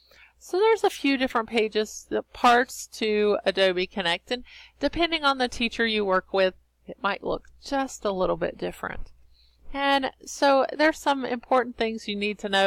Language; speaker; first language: English; native; English